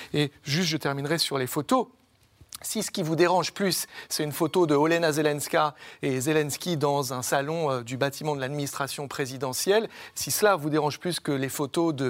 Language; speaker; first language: French; native; French